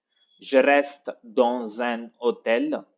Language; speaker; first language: French; non-native, fluent; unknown